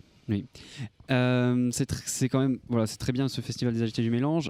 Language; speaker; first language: French; native; French